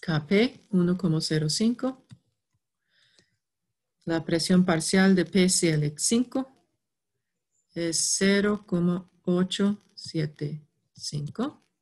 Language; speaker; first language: Spanish; non-native, fluent; English